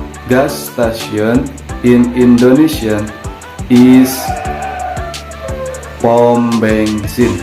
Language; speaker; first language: English; non-native, learner; Indonesian